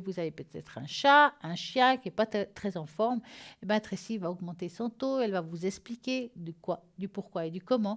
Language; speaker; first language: French; native; French